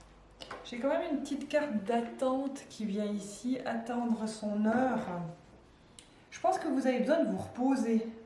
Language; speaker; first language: French; native; French